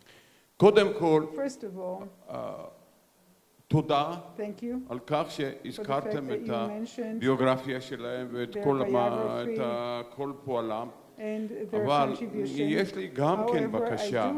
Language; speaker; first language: Hebrew; non-native, fluent; Georgian